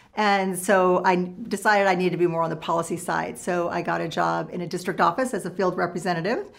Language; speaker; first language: English; native; English